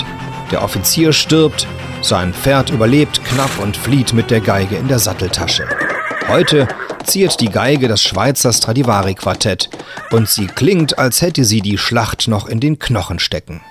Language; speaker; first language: German; native; German